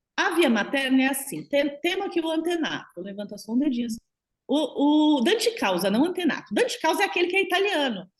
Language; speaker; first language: Portuguese; native; Portuguese